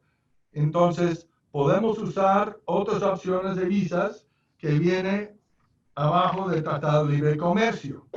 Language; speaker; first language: Spanish; non-native, fluent; English